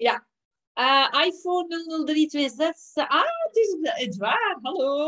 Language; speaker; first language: Dutch; native; Dutch